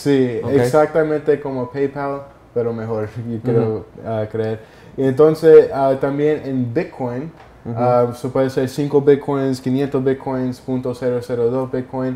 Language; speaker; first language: Spanish; early bilingual, heritage; Spanish